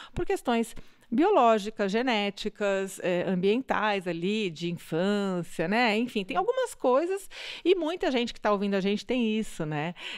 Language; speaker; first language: Portuguese; native; Portuguese